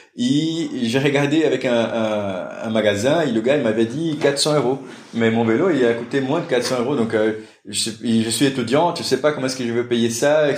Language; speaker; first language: French; non-native, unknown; Portuguese